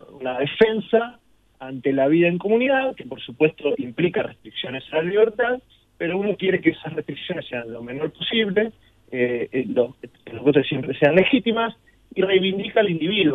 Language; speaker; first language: Spanish; native; Spanish